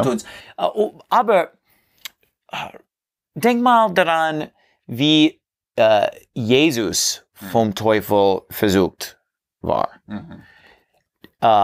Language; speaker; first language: German; non-native, learner; English